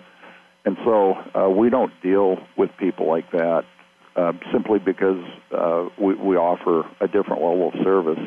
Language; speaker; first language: English; native; English